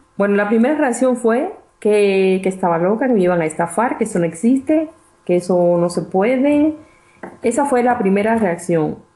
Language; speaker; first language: Spanish; native; Spanish